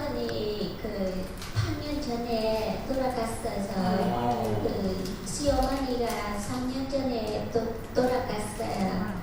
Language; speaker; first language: Korean; non-native, learner; Vietnamese